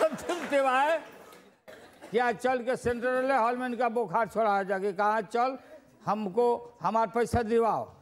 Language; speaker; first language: Hindi; native; Hindi